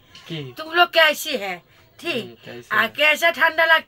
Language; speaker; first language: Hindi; non-native, local second language; Bangla